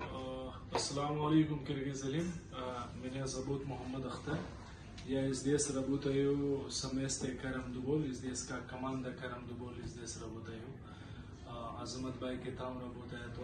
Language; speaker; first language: Russian; non-native, learner; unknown